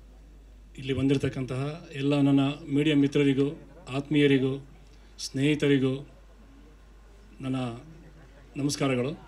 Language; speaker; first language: Kannada; native; Kannada